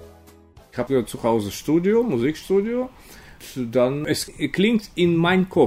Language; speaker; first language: German; non-native, learner; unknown